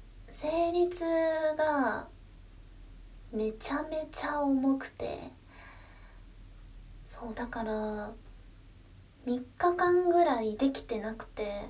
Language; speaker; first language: Japanese; native; Japanese